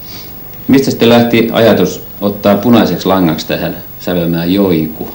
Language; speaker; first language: Finnish; native; Finnish